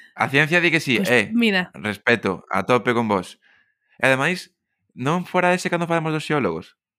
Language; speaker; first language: Galician; non-native, local second language; Spanish